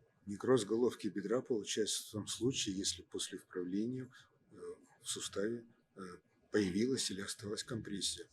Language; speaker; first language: Russian; native; Russian